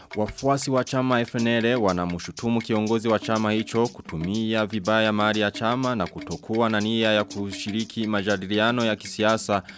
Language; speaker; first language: Swahili; non-native, local second language; Rundi